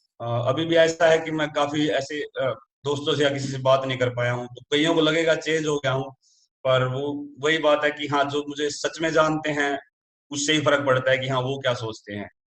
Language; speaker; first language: Hindi; native; Hindi